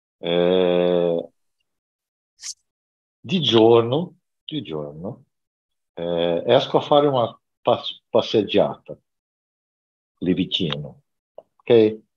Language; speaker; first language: Italian; non-native, learner; Portuguese